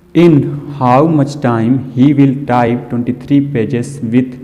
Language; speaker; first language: English; non-native, local second language; Hindi